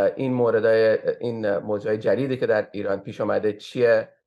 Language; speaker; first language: Persian; early bilingual, heritage; Persian